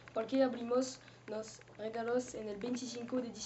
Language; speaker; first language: Spanish; non-native, learner; French